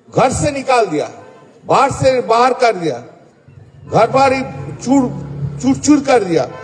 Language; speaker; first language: Hindi; non-native, local second language; Bangla